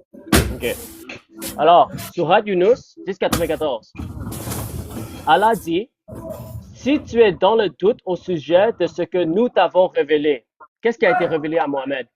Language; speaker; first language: French; non-native, fluent; English